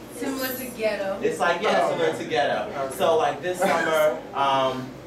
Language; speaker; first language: English; native; English